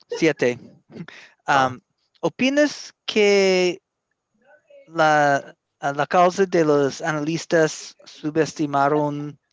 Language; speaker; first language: Spanish; non-native, learner; English